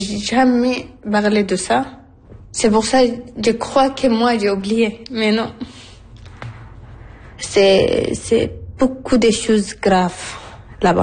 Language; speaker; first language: French; non-native, learner; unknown